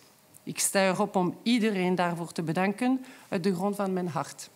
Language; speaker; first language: Dutch; non-native, local second language; French